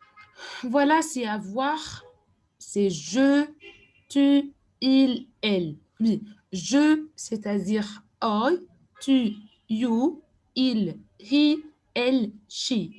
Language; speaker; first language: French; non-native, fluent; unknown